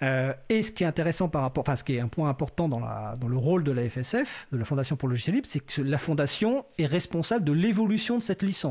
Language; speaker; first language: French; native; French